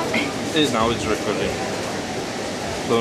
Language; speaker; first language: English; non-native, learner; Polish